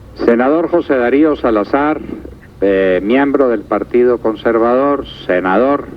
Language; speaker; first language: Spanish; native; Spanish